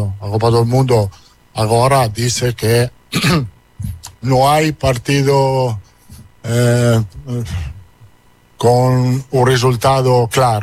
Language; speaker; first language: Portuguese; non-native, learner; Italian